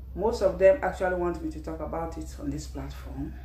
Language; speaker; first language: English; non-native, local second language; Igbo